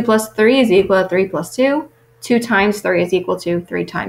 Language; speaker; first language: English; native; English